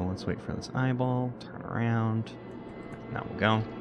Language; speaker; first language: English; native; English